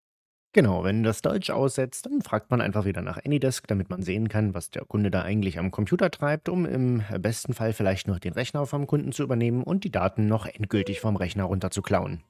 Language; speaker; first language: German; native; German